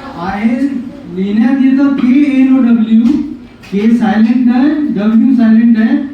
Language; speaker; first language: Marathi; non-native, local second language; Urdu